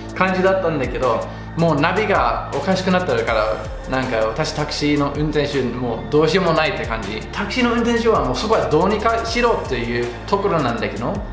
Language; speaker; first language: Japanese; non-native, fluent; English